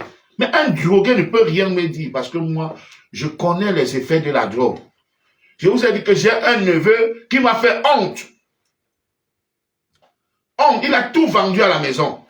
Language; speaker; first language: French; native; French